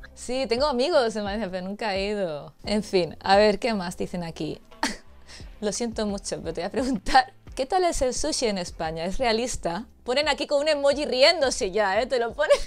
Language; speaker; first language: Spanish; native; Spanish